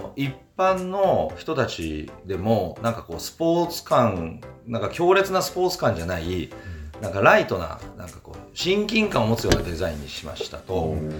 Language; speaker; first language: Japanese; native; Japanese